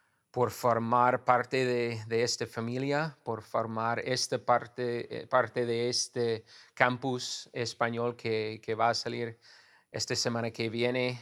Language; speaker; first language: Spanish; non-native, fluent; English